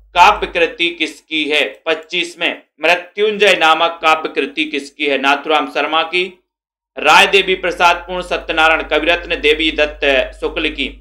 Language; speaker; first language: Hindi; native; Hindi